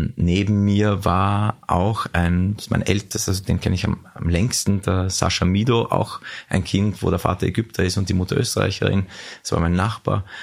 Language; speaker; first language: German; early bilingual, other home language; Arabic